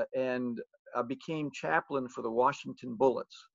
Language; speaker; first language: English; native; English